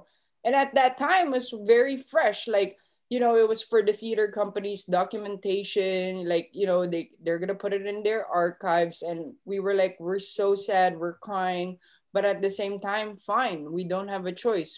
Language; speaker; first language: English; non-native, local second language; Filipino